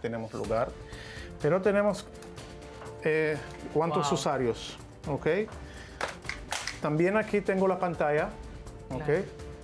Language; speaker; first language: Spanish; non-native, learner; Hebrew